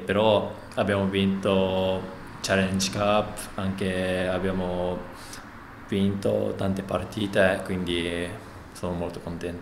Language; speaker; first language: Italian; non-native, learner; Japanese